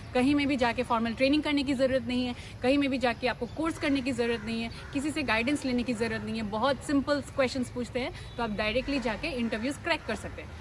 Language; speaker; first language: Hindi; non-native, local second language; Assamese